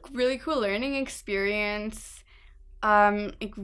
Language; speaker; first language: English; non-native, local second language; Urdu